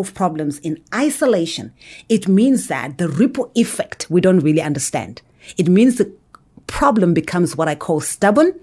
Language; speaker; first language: English; non-native, local second language; Shona